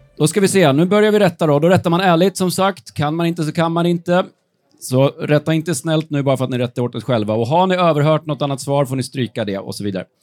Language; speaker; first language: Swedish; native; Swedish